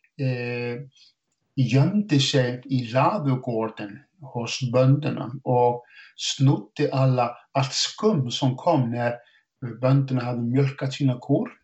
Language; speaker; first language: Swedish; non-native, fluent; Icelandic